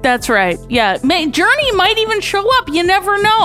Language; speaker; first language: English; native; English